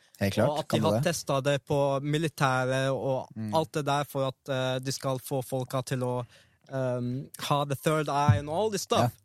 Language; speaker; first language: Norwegian; early bilingual, other home language; Arabic